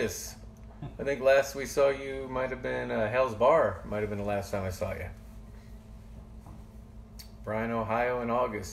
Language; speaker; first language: English; native; English